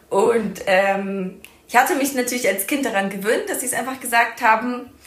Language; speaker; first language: German; early bilingual, other home language; Persian